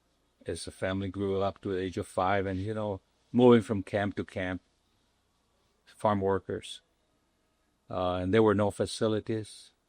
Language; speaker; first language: English; non-native, local second language; Spanish